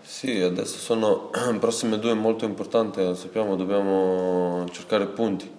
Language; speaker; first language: Italian; non-native, fluent; Serbian